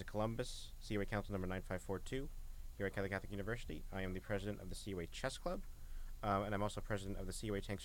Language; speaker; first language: English; native; English